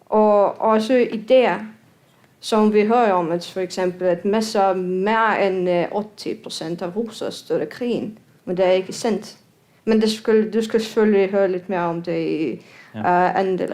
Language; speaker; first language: Danish; non-native, fluent; Russian